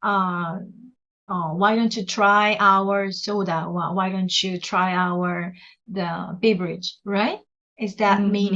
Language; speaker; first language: English; non-native, learner; Korean